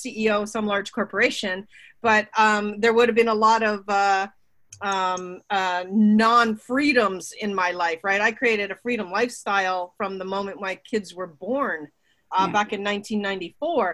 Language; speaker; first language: English; native; English